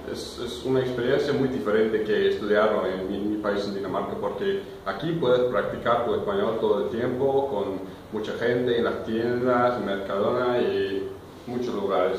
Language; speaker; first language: Spanish; non-native, fluent; Danish